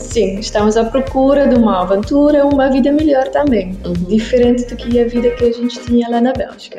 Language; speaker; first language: Portuguese; non-native, learner; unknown